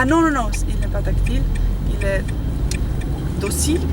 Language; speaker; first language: French; non-native, fluent; Slovenian